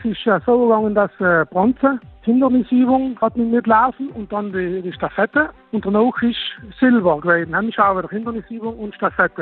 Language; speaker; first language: German; native; German